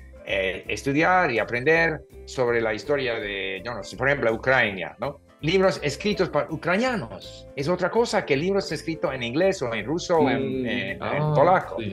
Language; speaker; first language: Spanish; non-native, fluent; English